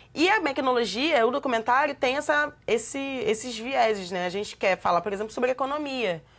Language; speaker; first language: Portuguese; native; Portuguese